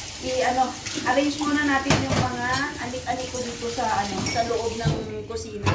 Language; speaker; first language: Filipino; native; Filipino